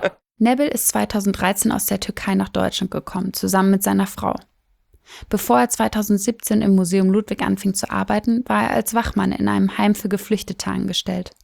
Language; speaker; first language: German; native; German